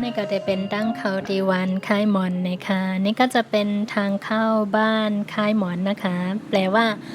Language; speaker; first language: Thai; non-native, local second language; Shan